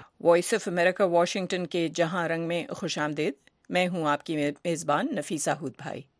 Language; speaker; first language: Urdu; native; Urdu